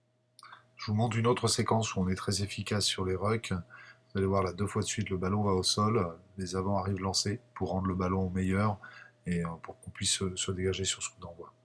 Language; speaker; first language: French; native; French